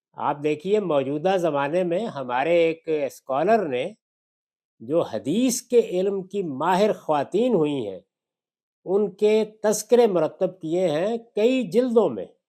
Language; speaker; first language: Urdu; non-native, local second language; Punjabi